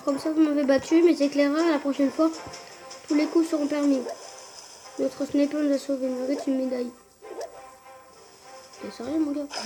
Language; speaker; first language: French; native; French